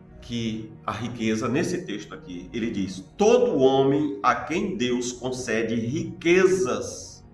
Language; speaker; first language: Portuguese; native; Portuguese